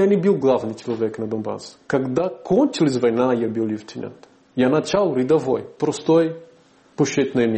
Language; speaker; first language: Russian; non-native, learner; Portuguese